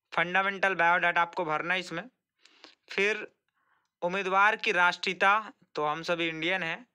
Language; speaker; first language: Hindi; native; Hindi